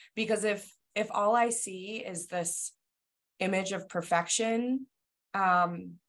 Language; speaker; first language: English; native; English